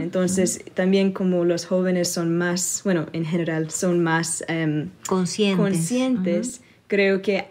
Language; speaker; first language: Spanish; early bilingual, heritage; Spanish